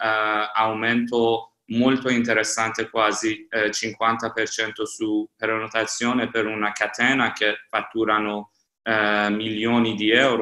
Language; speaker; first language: Italian; non-native, fluent; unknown